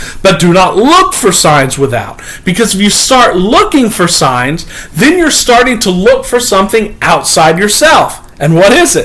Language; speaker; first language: English; native; English